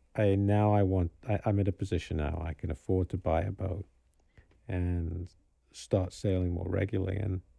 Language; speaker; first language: English; native; English